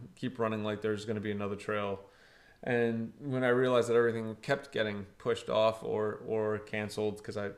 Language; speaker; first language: English; early bilingual, other home language; Portuguese